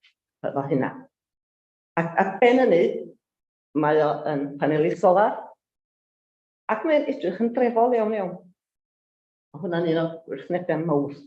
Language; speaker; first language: Welsh; native; Welsh